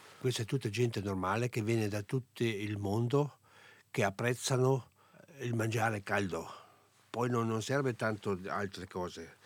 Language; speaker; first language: Italian; non-native, local second language; German